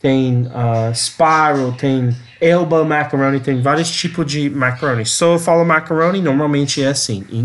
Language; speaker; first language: Portuguese; non-native, learner; English